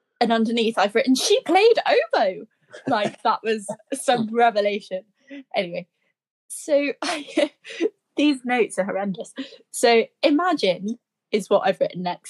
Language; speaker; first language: English; native; English